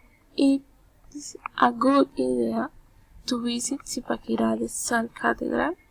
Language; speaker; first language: English; non-native, learner; Spanish